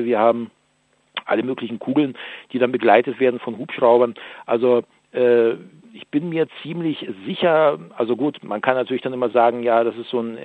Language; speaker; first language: German; native; German